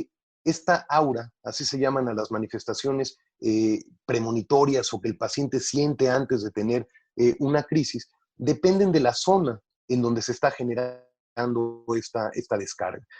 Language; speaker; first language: Spanish; native; Spanish